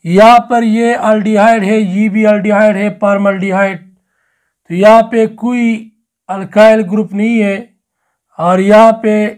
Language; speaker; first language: Urdu; non-native, local second language; Pashto